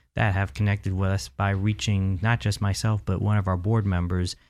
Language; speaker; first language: English; native; English